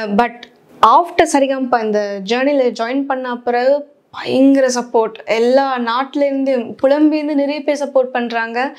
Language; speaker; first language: Tamil; early bilingual, heritage; Tamil